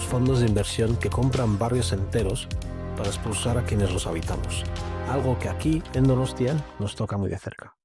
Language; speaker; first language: Spanish; native; Spanish